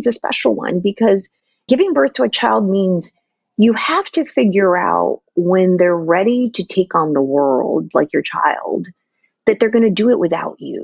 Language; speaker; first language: English; non-native, local second language; Filipino